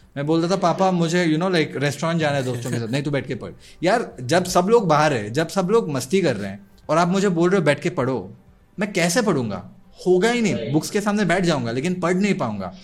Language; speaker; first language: Hindi; non-native, local second language; Odia